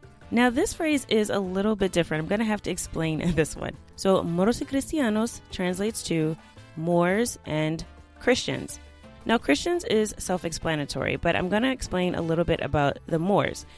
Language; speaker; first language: English; native; English